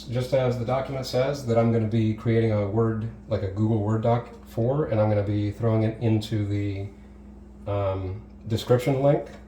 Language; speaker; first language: English; native; English